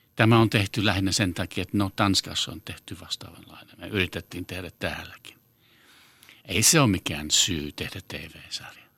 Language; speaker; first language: Finnish; non-native, fluent; English